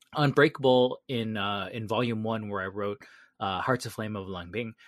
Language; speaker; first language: English; early bilingual, other home language; Vietnamese